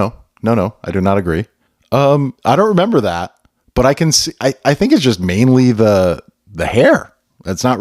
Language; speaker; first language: English; native; English